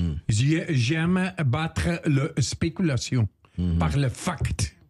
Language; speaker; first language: French; non-native, learner; Dutch